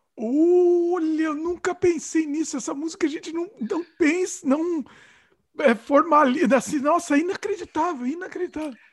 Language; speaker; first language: Portuguese; native; Portuguese